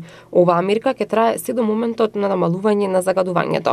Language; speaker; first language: Macedonian; native; Macedonian